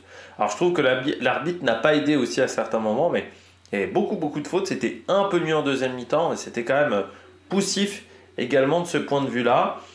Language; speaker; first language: French; native; French